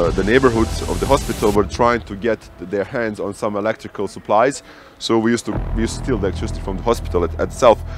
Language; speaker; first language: English; early bilingual, other home language; Bosnian